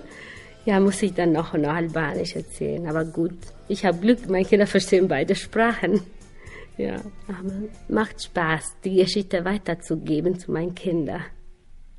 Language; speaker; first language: German; non-native, learner; Albanian